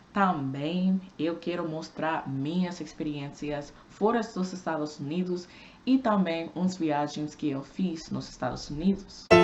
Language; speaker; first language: Portuguese; non-native, learner; English